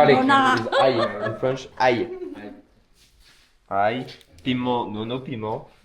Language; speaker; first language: English; non-native, learner; French